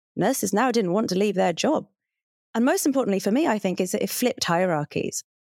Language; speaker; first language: English; native; English